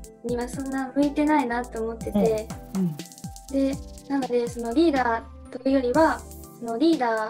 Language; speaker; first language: Japanese; native; Japanese